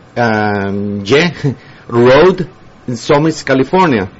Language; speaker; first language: Spanish; native; Spanish